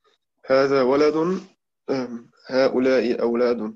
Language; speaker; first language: Arabic; non-native, learner; German